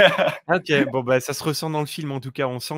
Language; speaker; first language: French; native; French